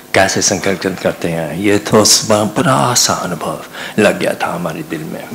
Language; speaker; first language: Hindi; non-native, fluent; English